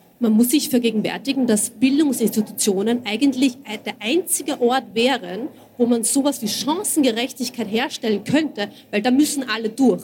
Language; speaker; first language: German; early bilingual, other home language; Bosnian